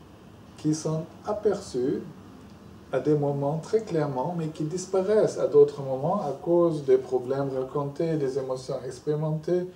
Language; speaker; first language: French; non-native, fluent; German